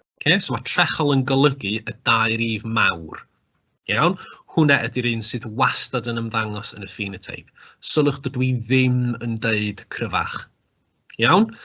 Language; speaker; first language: Welsh; native; Welsh